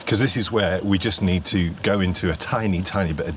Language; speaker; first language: English; native; English